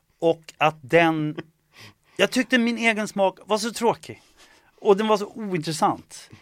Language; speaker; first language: Swedish; early bilingual, other home language; Estonian